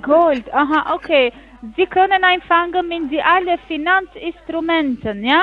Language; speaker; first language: German; non-native, learner; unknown